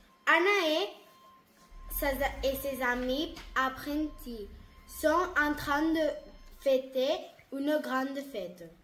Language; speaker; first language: French; non-native, learner; Catalan